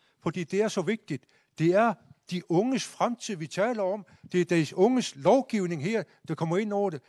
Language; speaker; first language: Danish; non-native, local second language; Kalaallisut